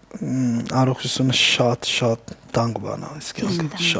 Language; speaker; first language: Armenian; non-native, learner; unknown